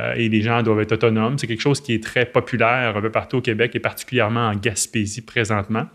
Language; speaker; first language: French; native; French